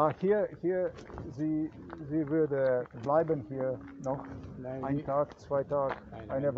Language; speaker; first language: German; non-native, learner; Slovenian